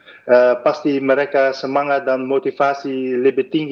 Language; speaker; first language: Indonesian; non-native, fluent; Dutch